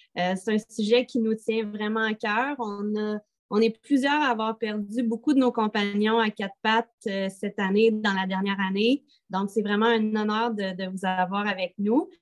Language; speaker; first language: French; native; French